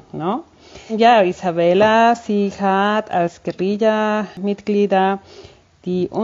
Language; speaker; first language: German; non-native, fluent; Spanish